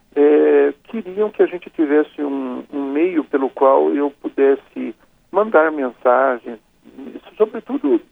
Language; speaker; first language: Portuguese; native; Portuguese